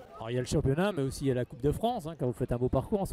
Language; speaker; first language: French; native; French